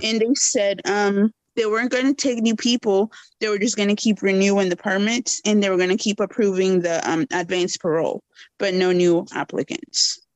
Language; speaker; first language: English; early bilingual, other home language; Spanish